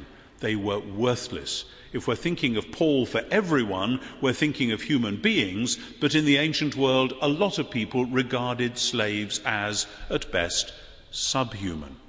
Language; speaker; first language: English; native; English